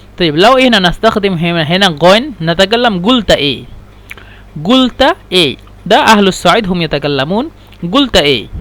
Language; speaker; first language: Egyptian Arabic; non-native, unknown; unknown